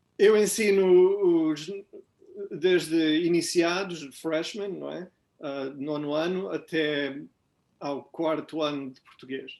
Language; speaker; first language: Portuguese; native; Portuguese